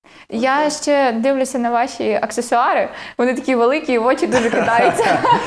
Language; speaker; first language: Ukrainian; native; Ukrainian